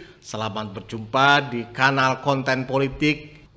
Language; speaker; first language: Indonesian; native; Indonesian